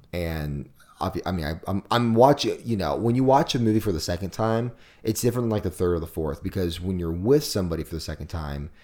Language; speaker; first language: English; native; English